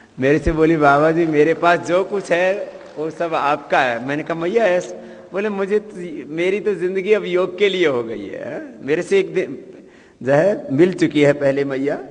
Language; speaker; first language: Hindi; native; Hindi